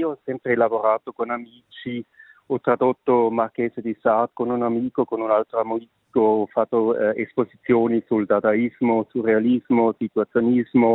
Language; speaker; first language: Italian; non-native, local second language; Swiss German